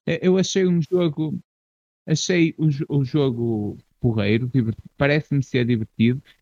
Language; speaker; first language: Portuguese; native; Portuguese